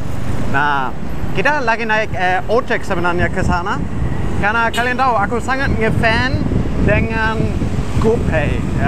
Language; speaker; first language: Indonesian; non-native, fluent; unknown